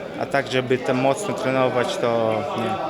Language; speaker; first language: Polish; non-native, fluent; Chechen